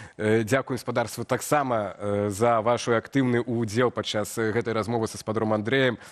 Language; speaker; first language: Belarusian; native; Belarusian